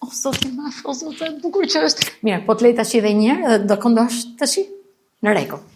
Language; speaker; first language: Albanian; native; Albanian